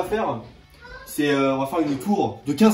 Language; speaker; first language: French; native; French